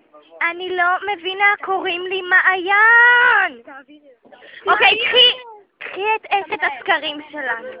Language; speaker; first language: Hebrew; native; Hebrew